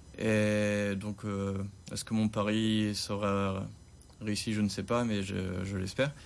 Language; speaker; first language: French; native; French